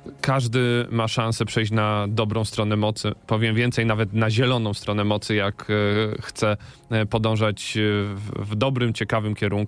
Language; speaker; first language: Polish; native; Polish